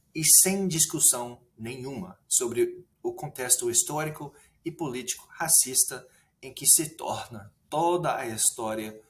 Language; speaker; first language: Portuguese; non-native, fluent; English